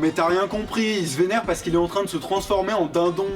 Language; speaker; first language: French; native; French